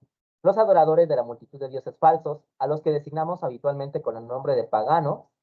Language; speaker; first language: Spanish; native; Spanish